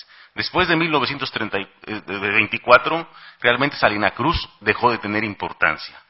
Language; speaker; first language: Spanish; native; Spanish